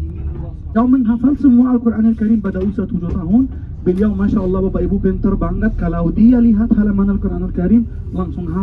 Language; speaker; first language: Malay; non-native, fluent; Arabic